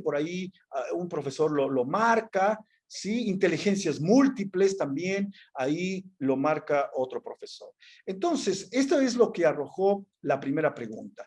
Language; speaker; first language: Spanish; native; Spanish